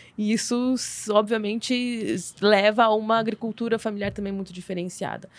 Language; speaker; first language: Portuguese; native; Portuguese